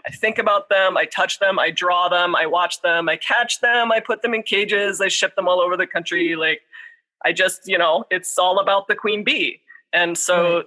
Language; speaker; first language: English; native; English